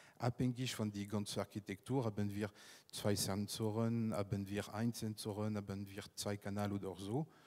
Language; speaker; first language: German; non-native, fluent; French